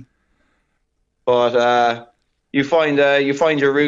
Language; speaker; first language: English; native; English